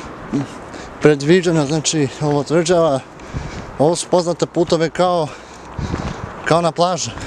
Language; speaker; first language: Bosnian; early bilingual, heritage; Serbian